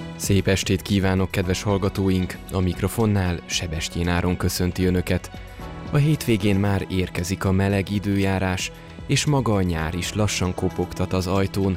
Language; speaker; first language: Hungarian; native; Hungarian